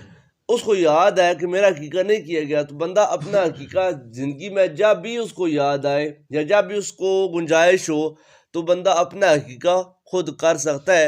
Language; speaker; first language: Urdu; native; Urdu